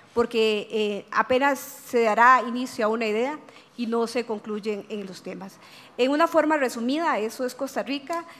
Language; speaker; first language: Spanish; native; Spanish